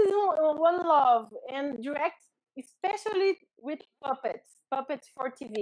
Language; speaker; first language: English; non-native, learner; Portuguese